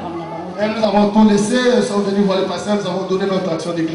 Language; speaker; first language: French; non-native, local second language; Lingala